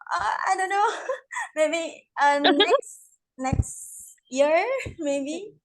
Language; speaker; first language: English; non-native, learner; Indonesian